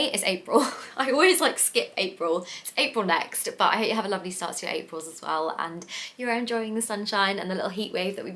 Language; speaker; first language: English; native; English